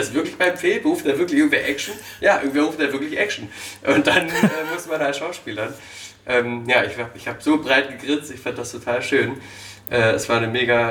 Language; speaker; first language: German; native; German